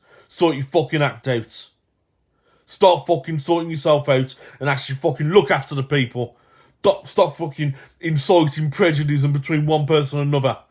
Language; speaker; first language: English; native; English